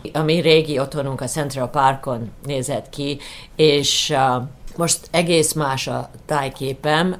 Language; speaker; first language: Hungarian; early bilingual, heritage; Hungarian